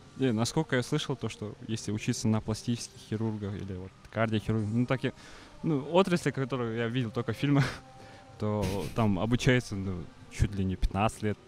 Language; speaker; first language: Russian; non-native, local second language; Uzbek